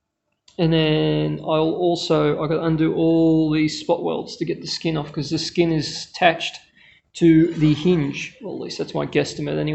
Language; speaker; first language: English; native; English